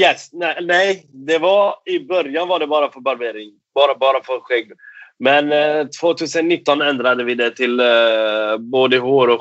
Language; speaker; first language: Swedish; non-native, fluent; Persian